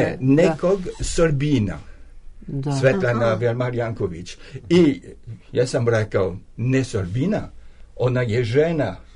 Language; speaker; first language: Serbian; non-native, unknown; French